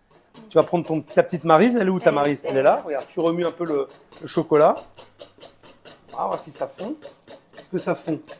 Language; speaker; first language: French; native; French